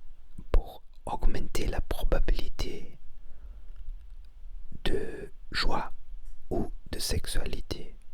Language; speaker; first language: French; non-native, learner; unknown